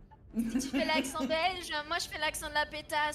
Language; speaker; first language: French; native; French